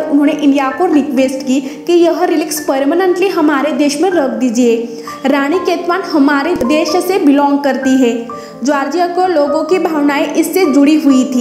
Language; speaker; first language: Hindi; native; Hindi